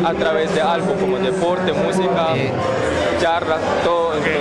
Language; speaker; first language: Spanish; non-native, learner; Japanese